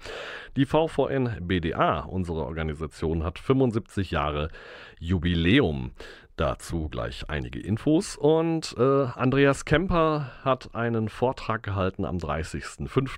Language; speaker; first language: German; native; German